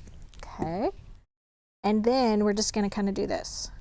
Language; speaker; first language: English; native; English